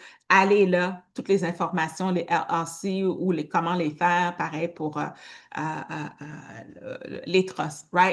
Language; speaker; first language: French; native; French